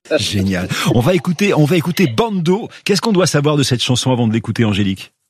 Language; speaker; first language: French; native; French